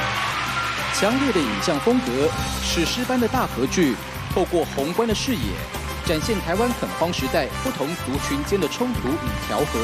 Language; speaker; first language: Chinese; native; Chinese